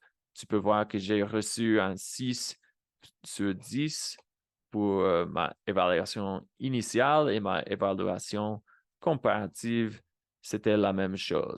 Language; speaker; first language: French; non-native, fluent; Spanish